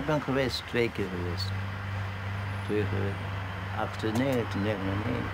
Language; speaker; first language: Dutch; non-native, learner; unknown